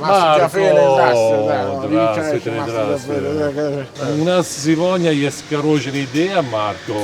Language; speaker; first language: Russian; non-native, learner; Italian